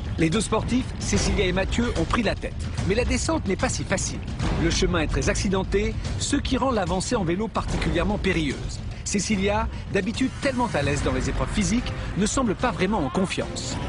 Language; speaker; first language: French; native; French